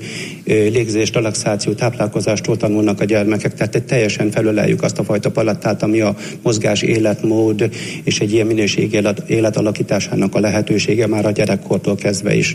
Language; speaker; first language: Hungarian; native; Hungarian